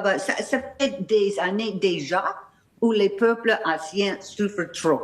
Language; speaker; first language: French; non-native, fluent; English